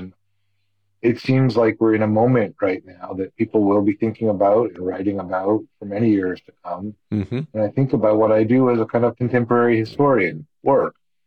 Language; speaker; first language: English; native; English